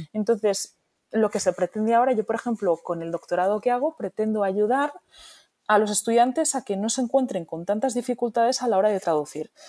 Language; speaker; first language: Spanish; native; Spanish